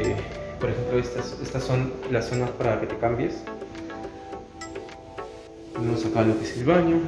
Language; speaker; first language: Spanish; native; Spanish